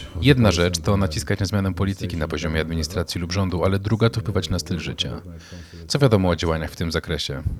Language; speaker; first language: Polish; native; Polish